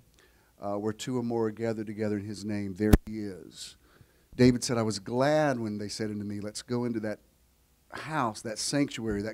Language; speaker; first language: English; native; English